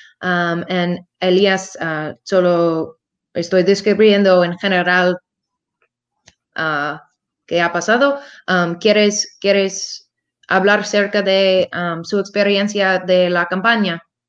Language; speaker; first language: Spanish; non-native, learner; English